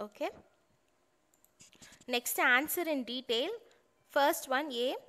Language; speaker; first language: English; non-native, local second language; Tamil